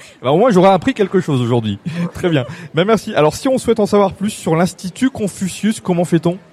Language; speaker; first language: French; native; French